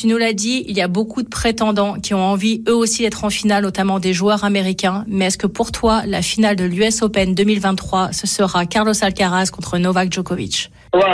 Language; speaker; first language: French; native; French